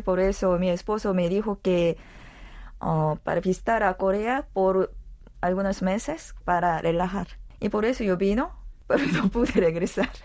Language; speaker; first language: Spanish; non-native, learner; Korean